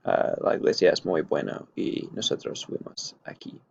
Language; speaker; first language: Spanish; non-native, learner; English